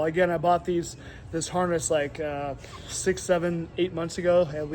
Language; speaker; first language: English; native; English